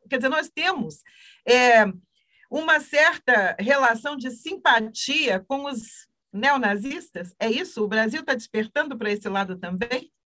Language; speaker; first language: Portuguese; native; Portuguese